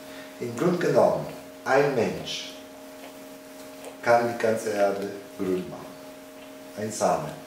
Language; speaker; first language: German; non-native, fluent; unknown